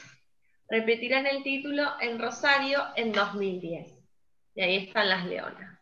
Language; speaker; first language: Spanish; native; Spanish